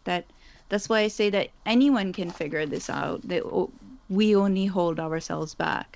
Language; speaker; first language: English; non-native, local second language; Urdu